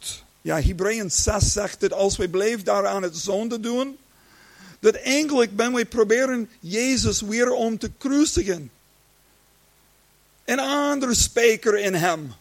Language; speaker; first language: Dutch; non-native, learner; English